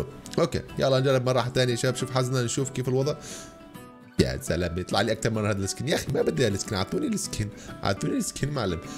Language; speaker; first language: Arabic; native; Arabic